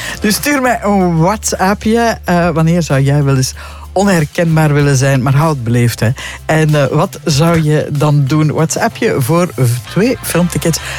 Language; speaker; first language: Dutch; native; Dutch